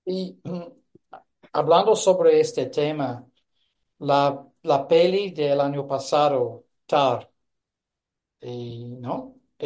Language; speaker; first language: Spanish; non-native, fluent; English